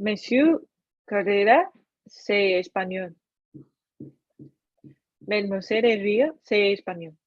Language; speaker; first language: French; non-native, learner; Chinese